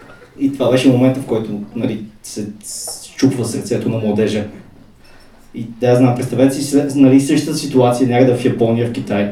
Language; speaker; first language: Bulgarian; native; Bulgarian